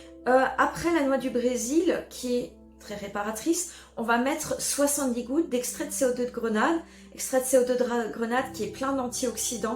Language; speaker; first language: French; native; French